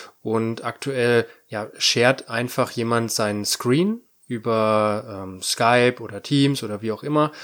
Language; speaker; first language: German; native; German